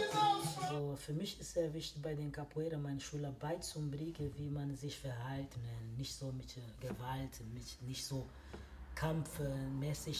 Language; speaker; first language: German; non-native, learner; Portuguese